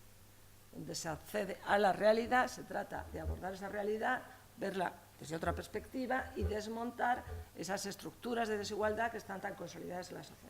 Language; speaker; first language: Spanish; native; Spanish